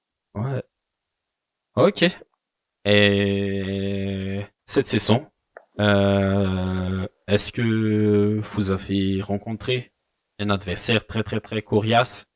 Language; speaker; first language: French; non-native, local second language; Malagasy